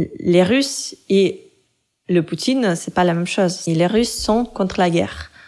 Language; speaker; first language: French; non-native, fluent; Russian